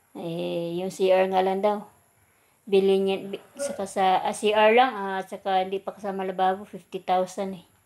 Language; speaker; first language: Filipino; non-native, local second language; Cebuano